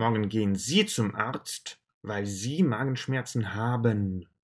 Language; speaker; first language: German; non-native, fluent; Russian